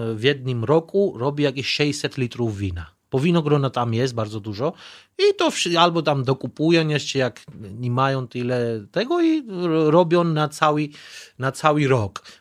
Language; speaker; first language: Polish; non-native, fluent; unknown